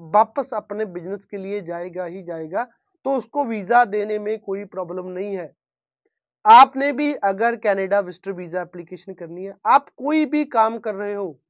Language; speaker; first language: Hindi; non-native, local second language; Punjabi